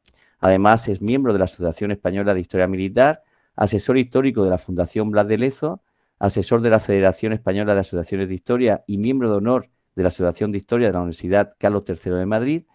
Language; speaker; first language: Spanish; native; Spanish